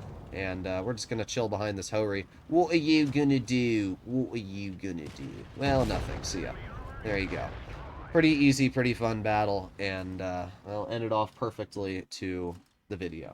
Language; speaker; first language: English; native; English